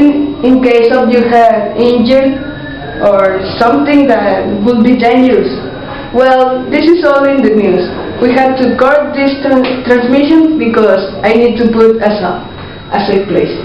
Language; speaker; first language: English; non-native, learner; Spanish